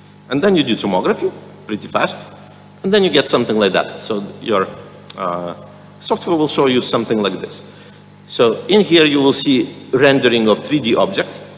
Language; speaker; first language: English; non-native, fluent; Lithuanian